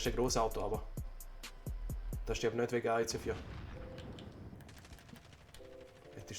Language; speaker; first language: German; native; German